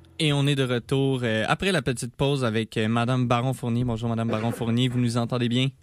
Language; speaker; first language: French; native; French